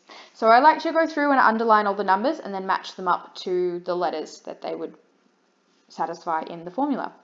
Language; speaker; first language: English; native; English